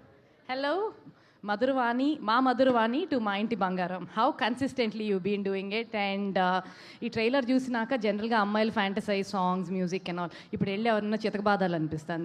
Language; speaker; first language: Telugu; native; Telugu